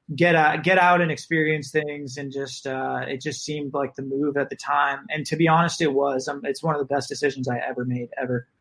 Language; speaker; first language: English; native; English